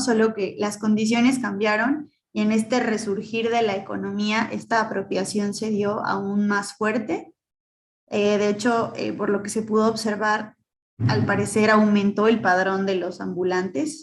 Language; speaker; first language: Spanish; native; Spanish